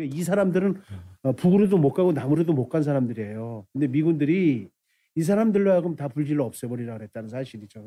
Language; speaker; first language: Korean; native; Korean